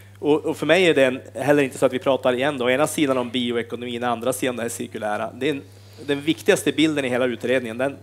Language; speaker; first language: Swedish; native; Swedish